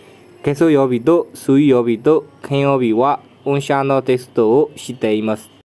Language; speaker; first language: Japanese; non-native, learner; Burmese